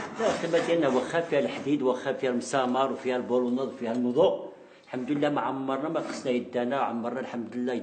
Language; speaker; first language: Arabic; native; Arabic